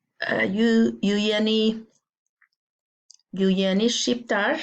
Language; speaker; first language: Albanian; non-native, learner; English